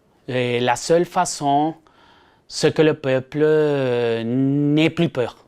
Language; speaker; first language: French; non-native, fluent; Spanish